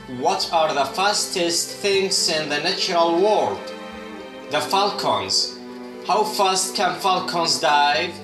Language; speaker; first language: English; non-native, fluent; Arabic